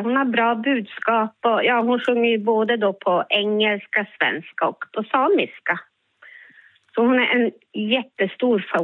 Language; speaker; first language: Swedish; native; Swedish